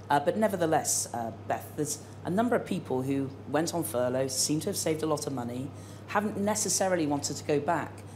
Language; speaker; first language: English; native; English